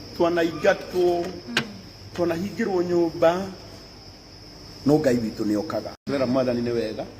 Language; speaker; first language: Kikuyu; native; Kikuyu